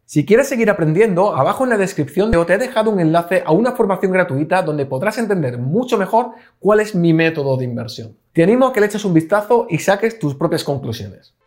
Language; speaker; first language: Spanish; native; Spanish